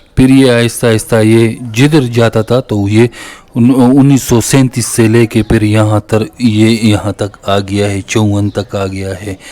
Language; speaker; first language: Urdu; non-native, local second language; Pashto